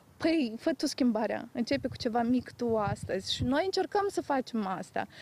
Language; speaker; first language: Romanian; native; Romanian